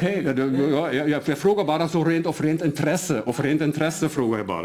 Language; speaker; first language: Swedish; non-native, fluent; German